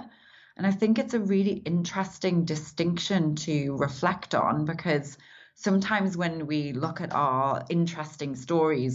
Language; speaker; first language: English; native; English